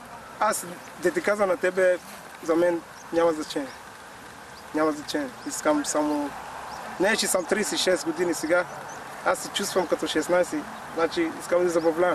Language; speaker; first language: Bulgarian; non-native, learner; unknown